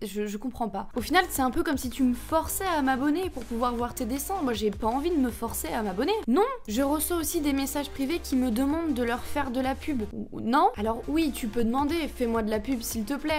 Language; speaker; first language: French; native; French